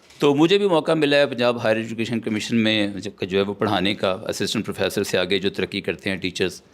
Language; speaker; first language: Urdu; native; Urdu